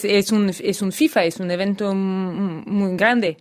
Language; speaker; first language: Spanish; non-native, learner; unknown